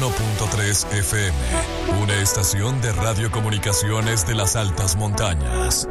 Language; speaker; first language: Spanish; native; Spanish